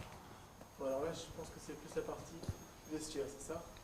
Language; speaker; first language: French; native; French